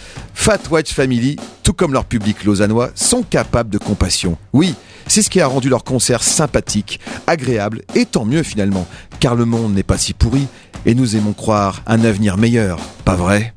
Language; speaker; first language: French; native; French